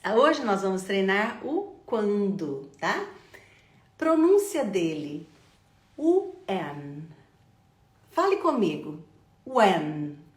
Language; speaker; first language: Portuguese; native; Portuguese